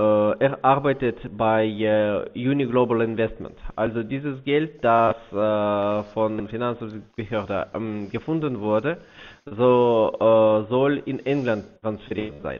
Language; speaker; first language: German; non-native, fluent; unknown